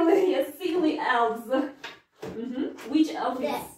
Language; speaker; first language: English; non-native, fluent; Russian